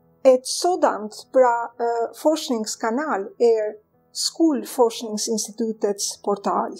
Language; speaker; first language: Swedish; non-native, fluent; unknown